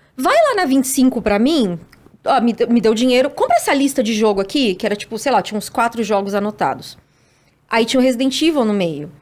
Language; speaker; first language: Portuguese; native; Portuguese